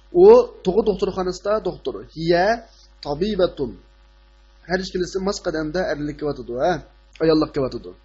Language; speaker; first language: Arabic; non-native, fluent; Uyghur